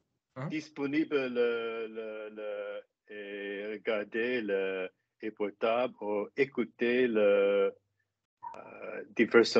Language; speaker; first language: French; non-native, learner; English